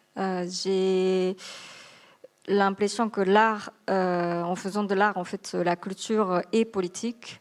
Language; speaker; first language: French; non-native, fluent; Japanese